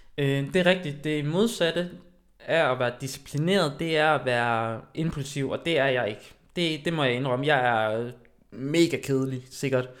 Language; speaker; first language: Danish; early bilingual, other home language; Haitian Creole